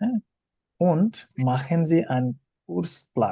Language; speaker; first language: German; non-native, fluent; Bangla